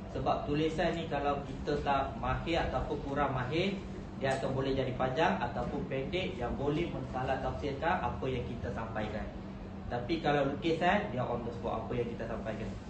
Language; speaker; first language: Malay; non-native, local second language; Tamil